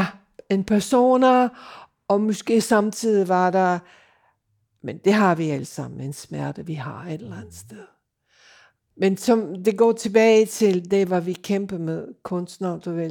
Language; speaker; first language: Danish; non-native, fluent; English